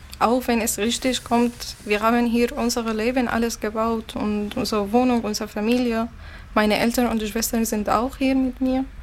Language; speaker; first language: German; non-native, learner; Arabic